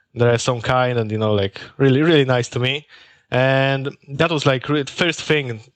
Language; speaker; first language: English; non-native, learner; Polish